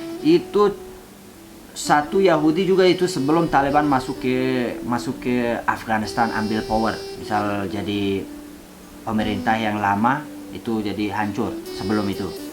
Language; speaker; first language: Indonesian; non-native, fluent; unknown